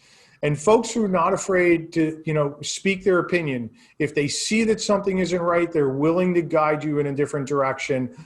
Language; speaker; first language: English; native; English